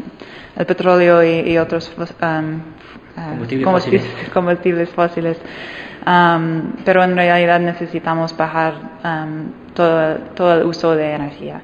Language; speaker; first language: Spanish; non-native, fluent; English